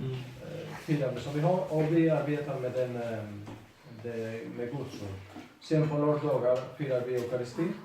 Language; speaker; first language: Swedish; non-native, fluent; Spanish